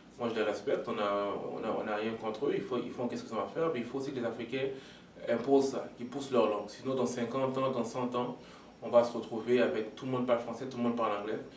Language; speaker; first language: French; non-native, local second language; Lingala